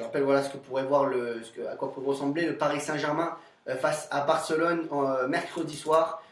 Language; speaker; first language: French; native; French